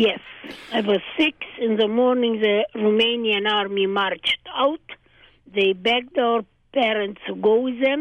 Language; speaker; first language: English; non-native, fluent; Hungarian